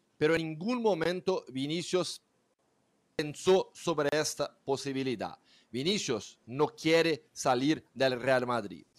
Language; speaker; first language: Spanish; non-native, fluent; Portuguese